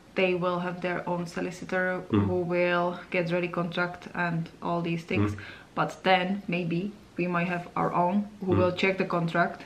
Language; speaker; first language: English; non-native, fluent; Czech